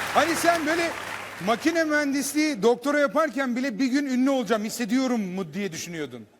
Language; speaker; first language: Turkish; native; Turkish